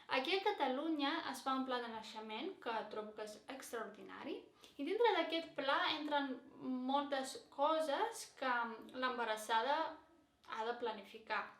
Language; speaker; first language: Catalan; non-native, fluent; Greek